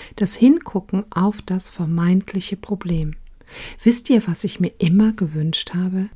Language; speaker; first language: German; early bilingual, other home language; Croatian